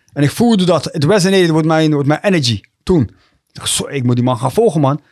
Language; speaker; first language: Dutch; early bilingual, other home language; Tigrinya